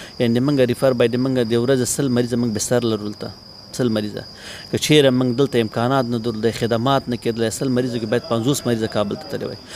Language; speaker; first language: Pashto; non-native, local second language; Persian